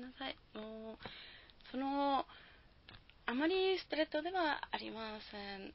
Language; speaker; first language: Japanese; non-native, learner; Spanish